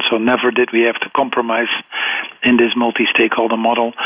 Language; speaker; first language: English; non-native, fluent; Dutch